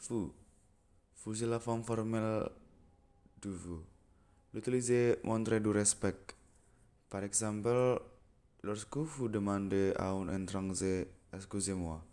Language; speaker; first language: French; non-native, learner; Indonesian